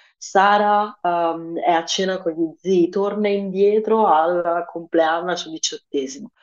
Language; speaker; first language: Italian; early bilingual, other home language; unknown